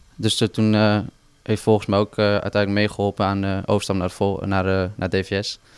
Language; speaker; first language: Dutch; native; Dutch